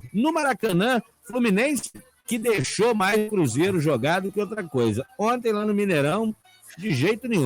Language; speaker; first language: Portuguese; native; Portuguese